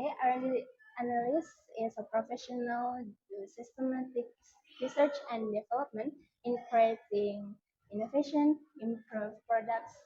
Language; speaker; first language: English; non-native, learner; Indonesian